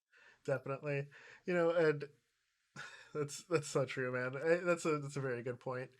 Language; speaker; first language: English; native; English